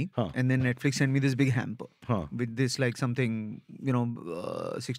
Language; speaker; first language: English; non-native, local second language; Hindi